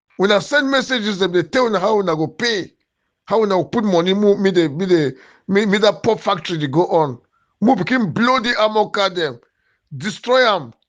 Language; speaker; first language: Nigerian Pidgin; native; Nigerian Pidgin